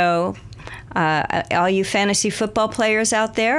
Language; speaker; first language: English; native; English